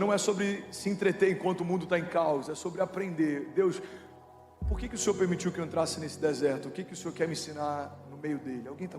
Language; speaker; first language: Portuguese; native; Portuguese